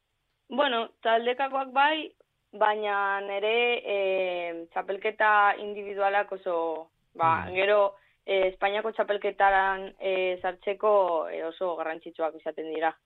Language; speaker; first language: Basque; non-native, local second language; Spanish